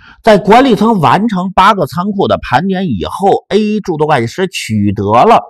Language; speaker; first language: Chinese; native; Chinese